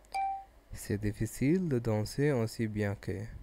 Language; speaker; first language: French; non-native, learner; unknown